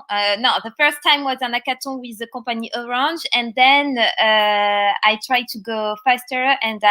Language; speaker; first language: English; non-native, learner; French